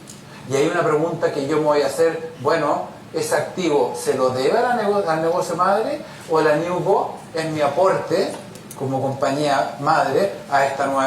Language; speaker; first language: Spanish; native; Spanish